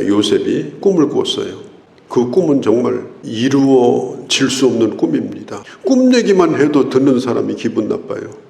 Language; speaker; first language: Korean; native; Korean